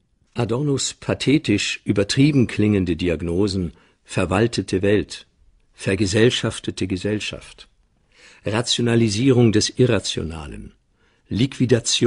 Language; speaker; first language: German; native; German